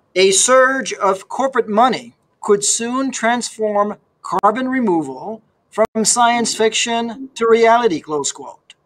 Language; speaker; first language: English; native; English